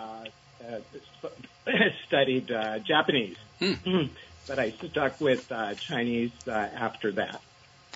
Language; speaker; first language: English; native; English